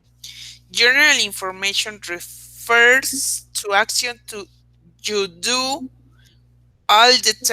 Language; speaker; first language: English; non-native, learner; Spanish